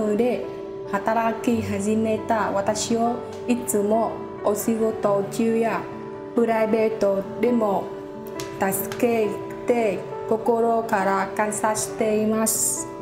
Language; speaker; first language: Japanese; non-native, learner; Vietnamese